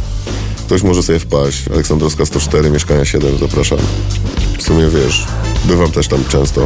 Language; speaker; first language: Polish; native; Polish